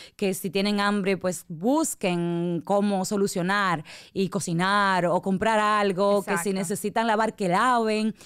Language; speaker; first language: Spanish; native; Spanish